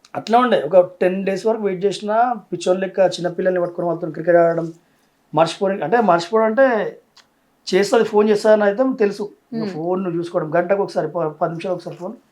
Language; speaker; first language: Telugu; native; Telugu